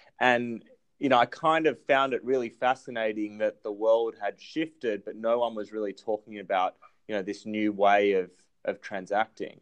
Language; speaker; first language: English; native; English